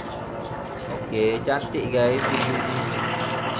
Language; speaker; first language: Indonesian; native; Indonesian